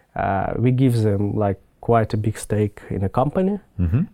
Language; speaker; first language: English; non-native, fluent; Ukrainian